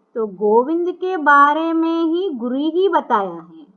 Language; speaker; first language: Hindi; non-native, local second language; Telugu